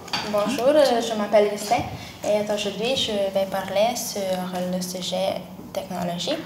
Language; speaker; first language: French; non-native, learner; Lithuanian